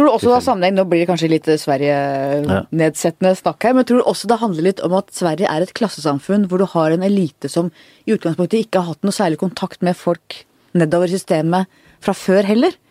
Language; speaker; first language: Norwegian; native; Norwegian